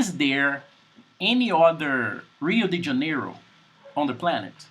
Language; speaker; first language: English; non-native, fluent; Portuguese